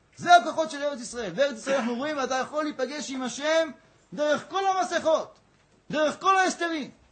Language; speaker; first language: Hebrew; native; Hebrew